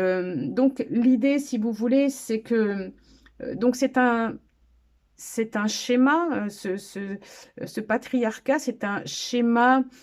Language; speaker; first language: French; native; French